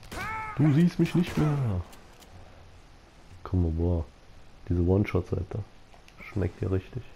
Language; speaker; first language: German; native; German